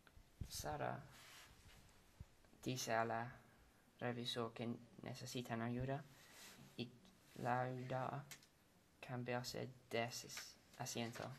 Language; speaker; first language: Spanish; non-native, learner; English